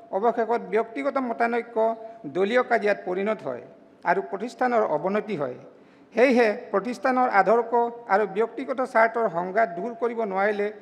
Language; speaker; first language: Assamese; non-native, local second language; Mising